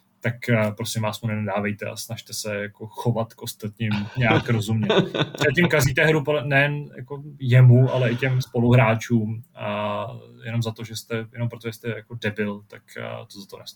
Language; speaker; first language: Czech; native; Czech